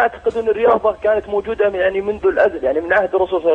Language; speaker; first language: Arabic; native; Arabic